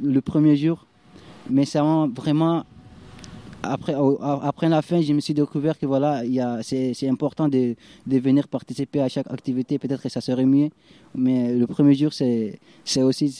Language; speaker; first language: French; non-native, fluent; Arabic